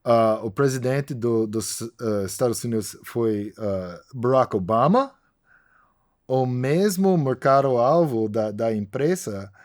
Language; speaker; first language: Portuguese; non-native, fluent; English